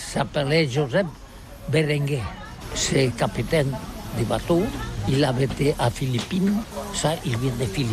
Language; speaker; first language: French; non-native, learner; Catalan